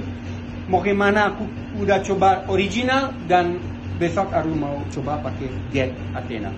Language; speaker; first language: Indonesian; non-native, learner; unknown